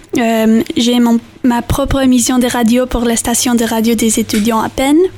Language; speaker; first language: French; non-native, learner; Spanish